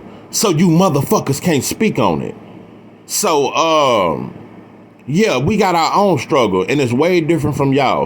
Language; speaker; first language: English; native; English